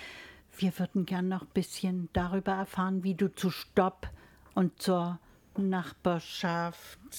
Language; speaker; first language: German; native; German